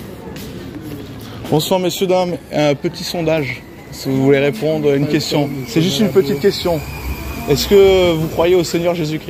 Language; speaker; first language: French; native; French